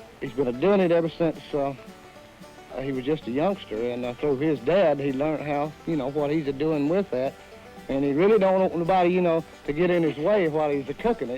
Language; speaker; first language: English; native; English